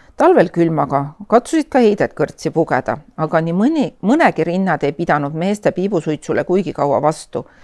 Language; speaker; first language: Estonian; native; Estonian